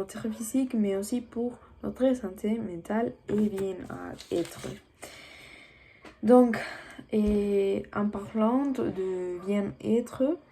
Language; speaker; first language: French; non-native, learner; Spanish